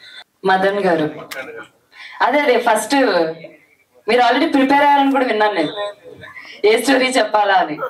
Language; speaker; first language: Telugu; native; Telugu